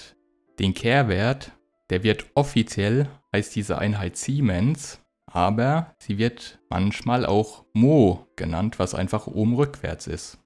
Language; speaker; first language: German; native; German